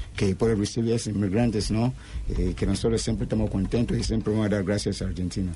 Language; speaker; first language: Spanish; non-native, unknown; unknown